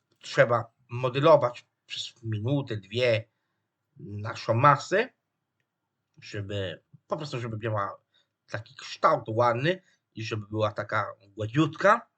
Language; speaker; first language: Polish; non-native, fluent; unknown